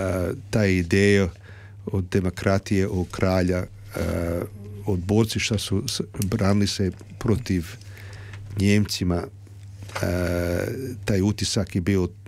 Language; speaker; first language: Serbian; early bilingual, heritage; Croatian